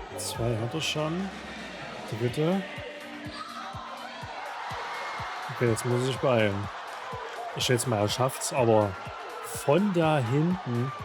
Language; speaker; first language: German; native; German